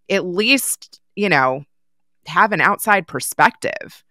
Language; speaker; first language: English; native; English